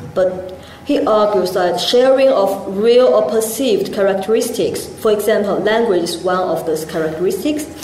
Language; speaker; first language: English; non-native, fluent; Chinese